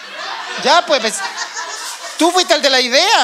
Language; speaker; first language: Spanish; native; Spanish